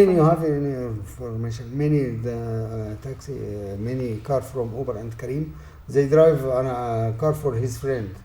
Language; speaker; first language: English; non-native, learner; Arabic